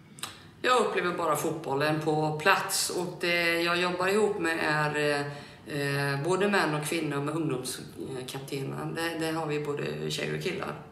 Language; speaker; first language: Swedish; native; Swedish